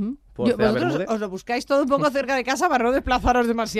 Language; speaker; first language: Spanish; native; Spanish